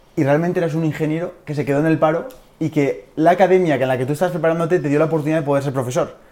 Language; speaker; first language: Spanish; native; Spanish